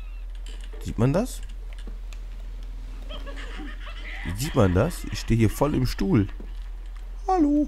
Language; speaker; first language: German; native; German